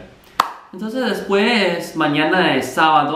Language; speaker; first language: Spanish; non-native, fluent; English